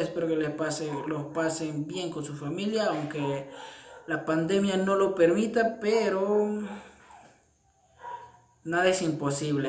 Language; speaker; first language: Spanish; non-native, local second language; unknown